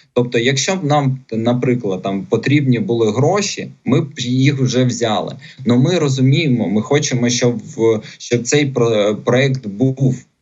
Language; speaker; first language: Ukrainian; non-native, local second language; Russian